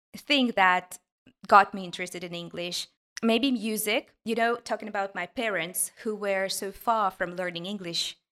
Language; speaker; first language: English; non-native, fluent; Ukrainian